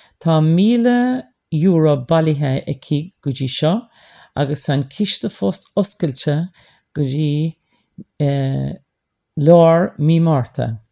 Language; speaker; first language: Irish; non-native, local second language; English